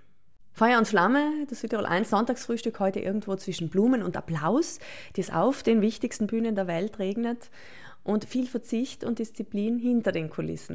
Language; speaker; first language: German; native; German